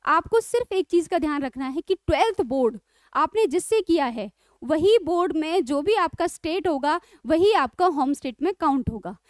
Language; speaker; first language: Hindi; native; Hindi